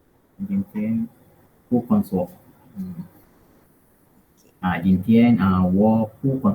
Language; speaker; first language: Chinese; non-native, learner; Malay